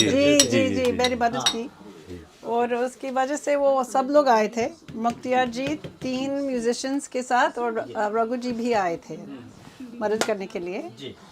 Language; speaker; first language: Hindi; non-native, fluent; English